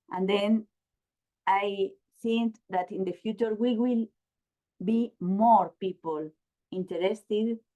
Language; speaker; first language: English; non-native, learner; Spanish